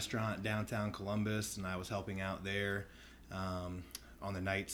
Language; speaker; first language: English; native; English